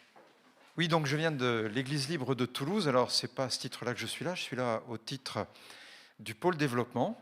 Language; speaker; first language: French; native; French